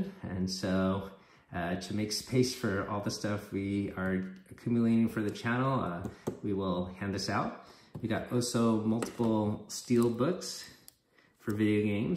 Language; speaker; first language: English; native; English